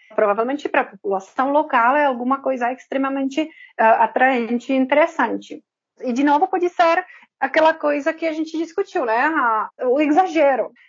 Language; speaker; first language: Portuguese; non-native, fluent; Czech